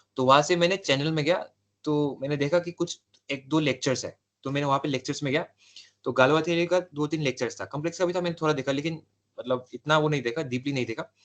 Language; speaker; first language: Hindi; non-native, local second language; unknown